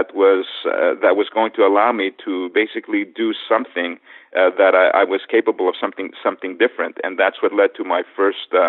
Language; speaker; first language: English; native; English